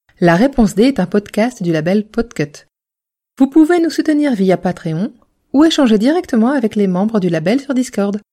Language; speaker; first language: French; native; French